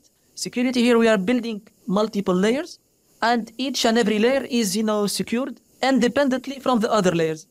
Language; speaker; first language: English; non-native, fluent; Arabic